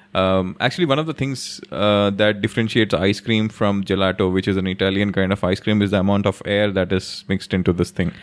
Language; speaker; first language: English; non-native, local second language; Hindi